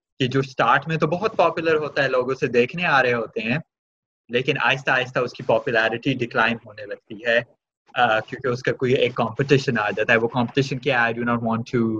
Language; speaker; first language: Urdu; native; Urdu